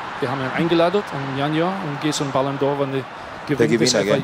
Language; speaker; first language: German; non-native, learner; English